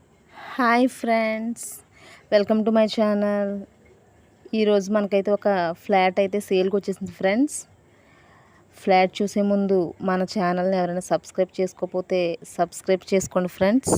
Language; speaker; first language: Telugu; native; Telugu